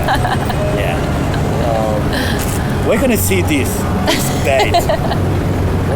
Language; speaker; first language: English; non-native, learner; Spanish